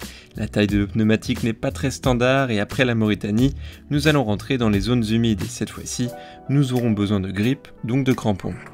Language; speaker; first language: French; native; French